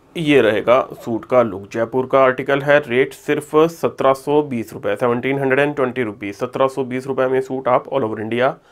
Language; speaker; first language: Hindi; native; Hindi